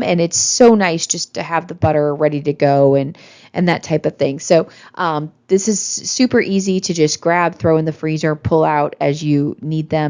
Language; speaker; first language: English; native; English